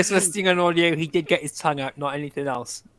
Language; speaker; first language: English; native; English